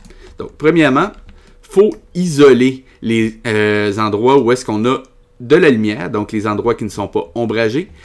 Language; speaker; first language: French; native; French